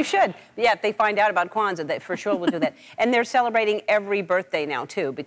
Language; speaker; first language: English; native; English